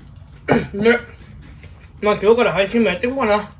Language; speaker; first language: Japanese; native; Japanese